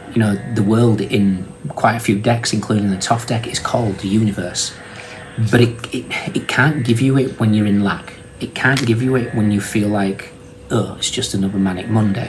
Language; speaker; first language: English; native; English